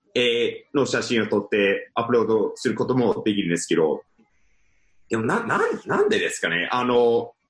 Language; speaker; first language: Japanese; non-native, fluent; English